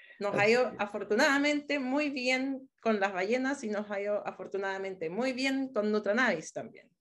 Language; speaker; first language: Spanish; native; Spanish